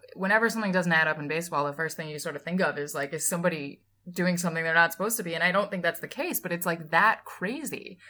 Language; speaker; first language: English; native; English